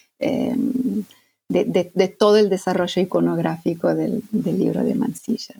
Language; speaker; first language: Spanish; non-native, fluent; Italian